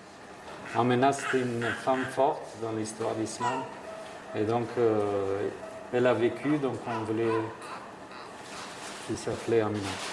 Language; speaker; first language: French; non-native, fluent; Persian